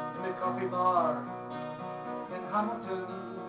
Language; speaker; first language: English; native; English